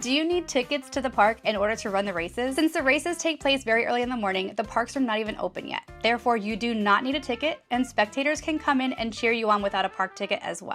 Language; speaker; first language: English; native; English